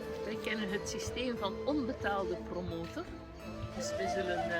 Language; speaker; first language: Dutch; native; Dutch